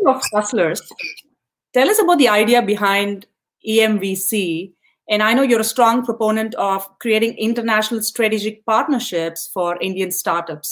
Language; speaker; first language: English; non-native, local second language; Tamil